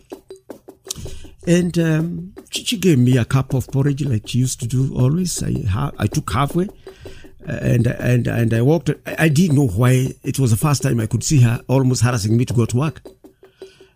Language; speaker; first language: English; non-native, local second language; Kikuyu